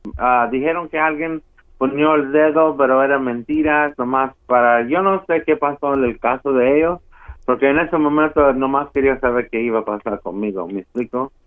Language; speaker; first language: Spanish; early bilingual, heritage; Spanish